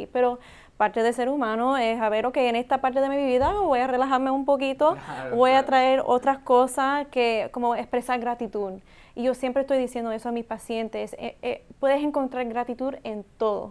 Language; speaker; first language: Spanish; non-native, learner; English